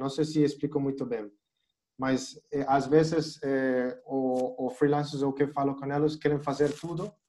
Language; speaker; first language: Portuguese; non-native, learner; Spanish